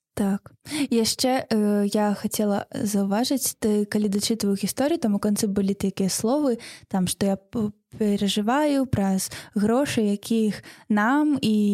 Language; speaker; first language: Belarusian; non-native, local second language; Russian